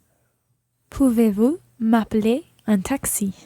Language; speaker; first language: French; non-native, learner; English